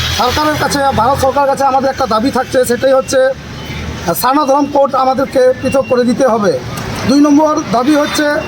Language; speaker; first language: Bangla; non-native, local second language; Santali